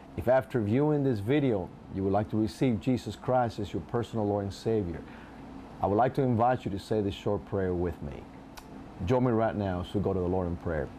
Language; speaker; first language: English; native; English